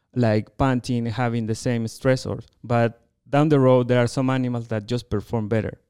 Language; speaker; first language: English; non-native, fluent; Spanish